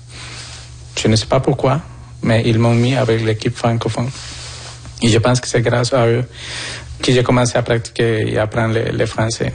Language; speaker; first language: French; non-native, fluent; Spanish